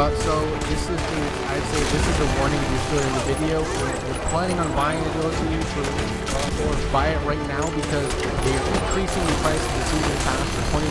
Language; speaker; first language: English; native; English